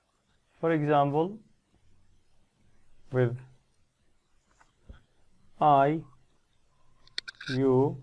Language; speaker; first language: English; non-native, fluent; Arabic